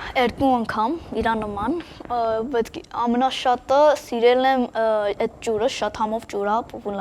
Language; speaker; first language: Armenian; early bilingual, heritage; Armenian